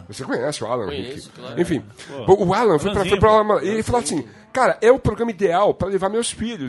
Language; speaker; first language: Portuguese; native; Portuguese